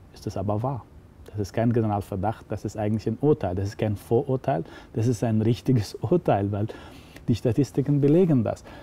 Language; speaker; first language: German; non-native, fluent; Arabic